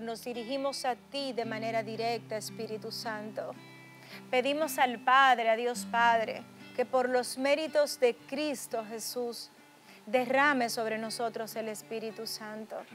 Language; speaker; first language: Spanish; native; Spanish